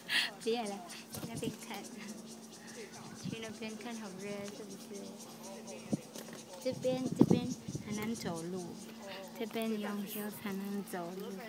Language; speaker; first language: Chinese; non-native, learner; Filipino